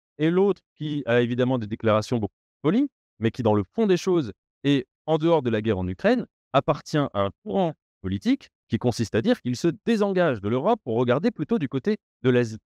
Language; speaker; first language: French; native; French